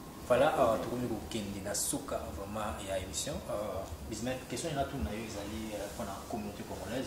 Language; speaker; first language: French; non-native, local second language; Lingala